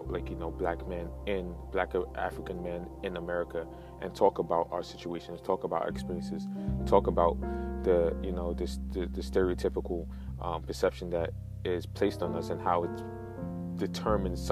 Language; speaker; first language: English; native; English